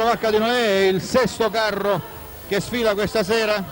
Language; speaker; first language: Italian; native; Italian